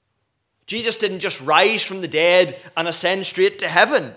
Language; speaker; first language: English; native; English